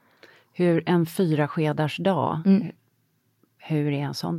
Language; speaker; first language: Swedish; native; Swedish